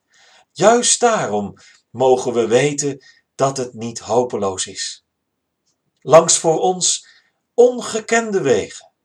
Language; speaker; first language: Dutch; native; Dutch